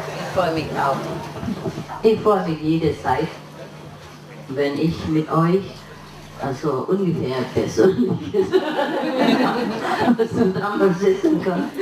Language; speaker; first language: German; non-native, learner; Vietnamese